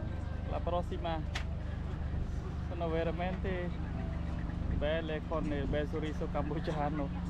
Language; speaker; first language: Italian; non-native, fluent; Vietnamese